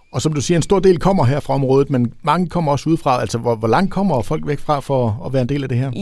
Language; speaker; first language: Danish; native; Danish